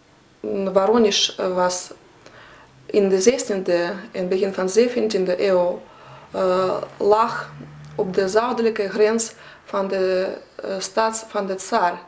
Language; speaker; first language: Dutch; non-native, fluent; Russian